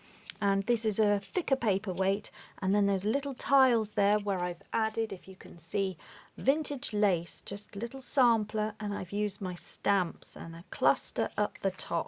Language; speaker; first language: English; native; English